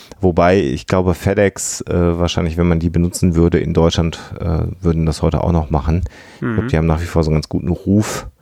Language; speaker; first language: German; native; German